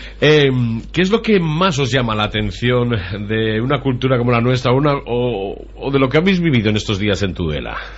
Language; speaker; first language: Spanish; native; Spanish